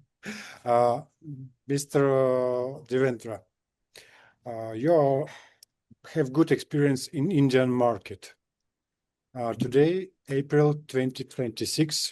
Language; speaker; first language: English; non-native, learner; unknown